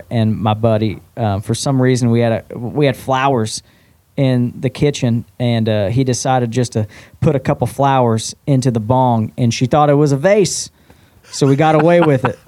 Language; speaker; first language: English; native; English